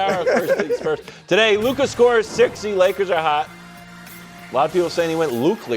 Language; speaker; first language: English; native; English